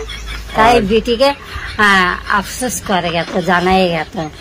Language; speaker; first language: Hindi; non-native, local second language; Bangla